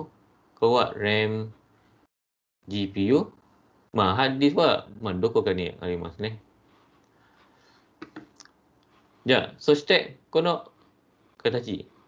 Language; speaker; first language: Japanese; non-native, fluent; Malay